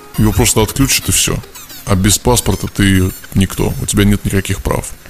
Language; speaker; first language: Russian; native; Russian